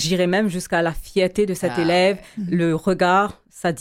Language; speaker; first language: French; native; French